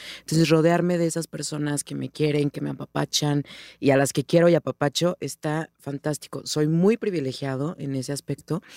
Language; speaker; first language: Spanish; native; Spanish